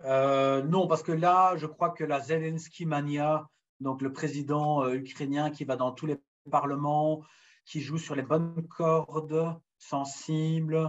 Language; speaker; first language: French; native; French